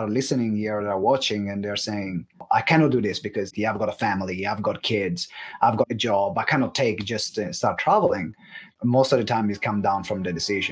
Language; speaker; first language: English; non-native, fluent; Italian